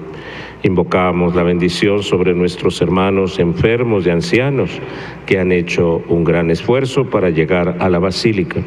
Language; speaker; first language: Spanish; native; Spanish